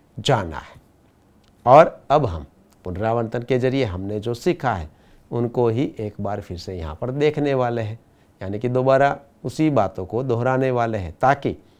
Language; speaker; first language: Hindi; non-native, local second language; Gujarati